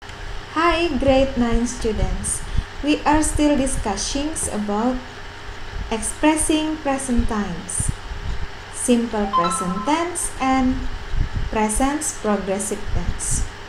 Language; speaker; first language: English; non-native, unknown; Indonesian